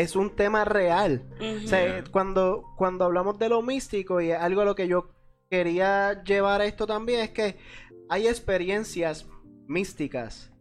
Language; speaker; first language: Spanish; native; Spanish